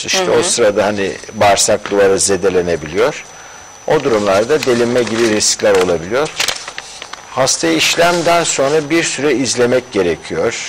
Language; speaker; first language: Turkish; native; Turkish